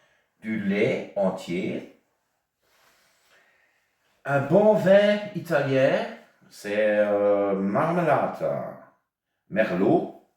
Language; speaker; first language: French; non-native, local second language; German